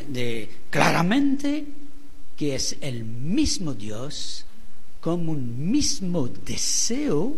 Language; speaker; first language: Spanish; non-native, fluent; French